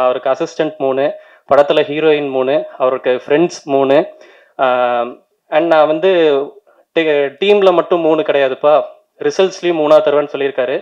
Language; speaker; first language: Tamil; native; Tamil